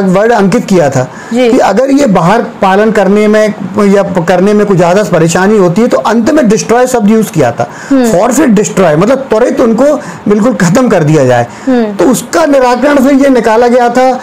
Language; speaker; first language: Hindi; native; Hindi